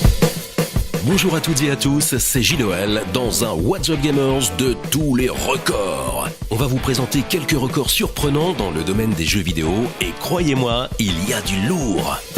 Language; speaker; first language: French; native; French